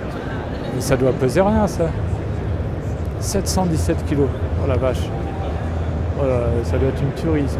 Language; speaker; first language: French; native; French